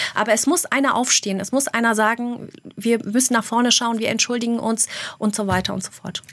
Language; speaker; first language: German; early bilingual, other home language; Albanian